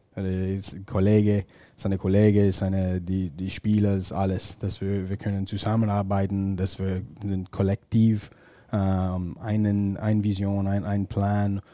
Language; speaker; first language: German; non-native, fluent; English